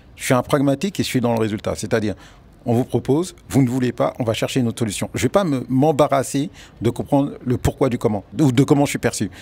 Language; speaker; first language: French; early bilingual, other home language; Wolof